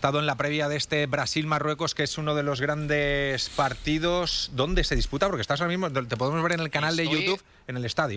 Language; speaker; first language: Spanish; native; Spanish